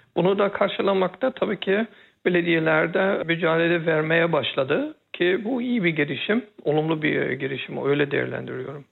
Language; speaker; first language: Turkish; early bilingual, heritage; Turkish